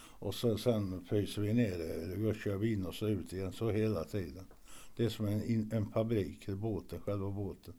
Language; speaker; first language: Swedish; early bilingual, other home language; Norwegian